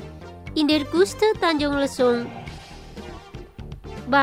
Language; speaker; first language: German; non-native, learner; Indonesian